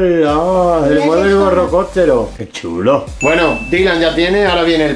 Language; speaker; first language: Spanish; native; Spanish